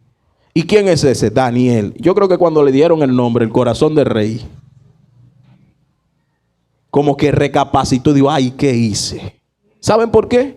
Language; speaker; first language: Spanish; native; Spanish